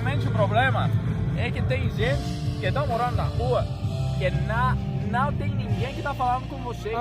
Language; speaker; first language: Portuguese; non-native, fluent; Greek